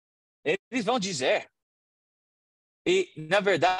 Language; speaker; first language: Portuguese; non-native, learner; English